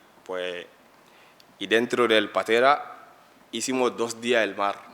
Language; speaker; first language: Spanish; non-native, learner; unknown